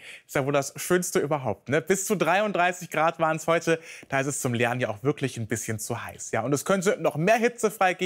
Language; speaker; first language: German; native; German